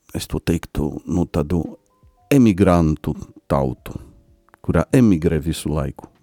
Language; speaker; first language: Latvian; non-native, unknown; Polish